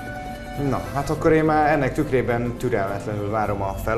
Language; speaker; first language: Hungarian; native; Hungarian